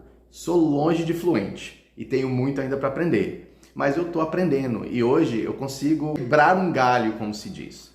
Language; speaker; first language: Portuguese; early bilingual, heritage; Portuguese